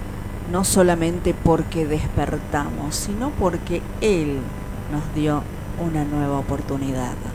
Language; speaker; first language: Spanish; native; Spanish